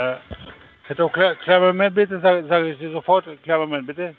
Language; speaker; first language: German; non-native, fluent; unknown